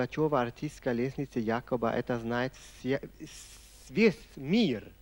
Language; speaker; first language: Russian; non-native, fluent; Swedish